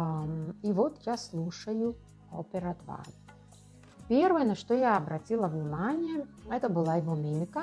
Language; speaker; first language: Russian; non-native, local second language; Georgian